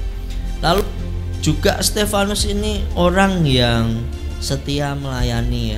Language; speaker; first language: Indonesian; native; Indonesian